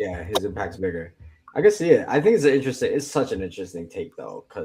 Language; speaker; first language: English; native; English